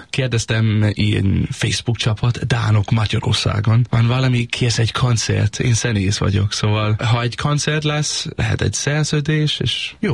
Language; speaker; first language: Hungarian; non-native, learner; Danish